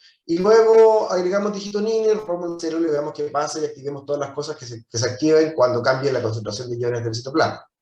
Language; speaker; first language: Spanish; native; Spanish